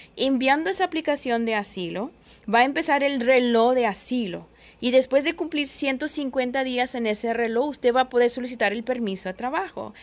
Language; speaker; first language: Spanish; early bilingual, heritage; Spanish